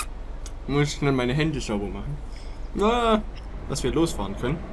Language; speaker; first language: German; native; German